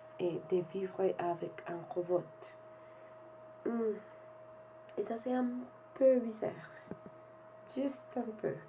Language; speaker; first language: French; non-native, learner; Spanish